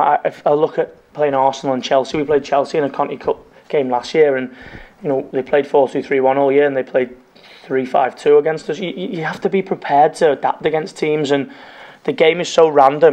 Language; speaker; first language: English; native; English